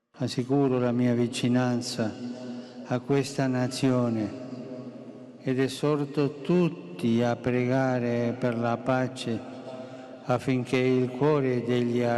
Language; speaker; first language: Italian; non-native, fluent; Spanish